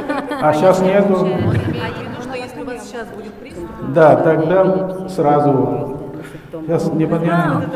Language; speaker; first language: Russian; non-native, learner; Chinese